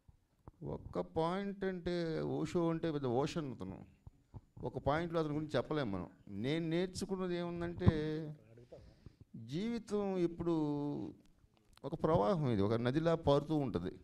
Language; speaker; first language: Telugu; native; Telugu